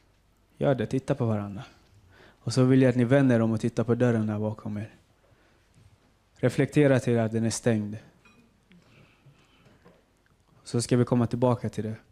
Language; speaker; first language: Swedish; non-native, fluent; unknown